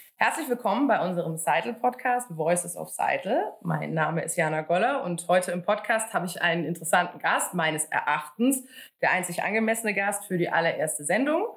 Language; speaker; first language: German; native; German